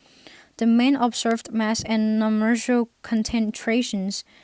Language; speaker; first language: English; non-native, fluent; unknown